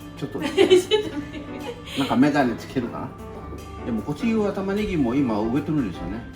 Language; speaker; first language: Japanese; non-native, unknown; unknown